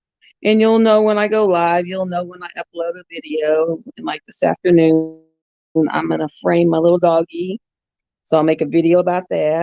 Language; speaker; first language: English; native; English